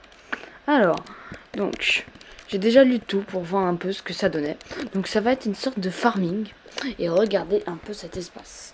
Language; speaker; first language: French; native; French